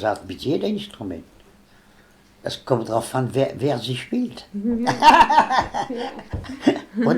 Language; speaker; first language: German; non-native, learner; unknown